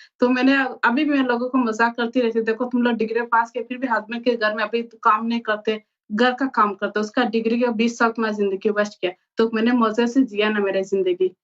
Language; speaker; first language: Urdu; non-native, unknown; Bangla